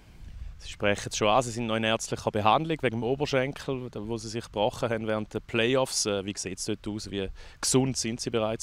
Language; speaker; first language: German; native; German